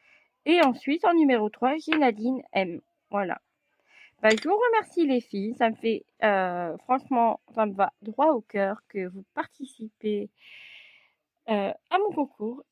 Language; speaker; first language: French; native; French